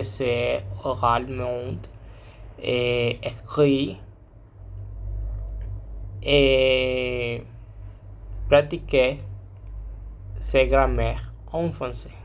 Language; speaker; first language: French; non-native, learner; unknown